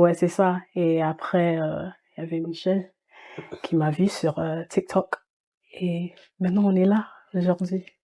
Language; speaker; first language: French; early bilingual, heritage; French